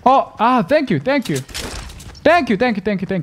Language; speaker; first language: English; non-native, learner; Korean